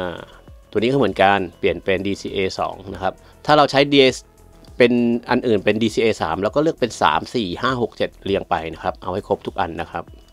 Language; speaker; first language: Thai; native; Thai